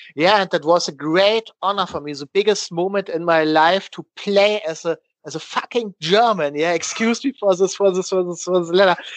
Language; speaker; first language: English; non-native, learner; German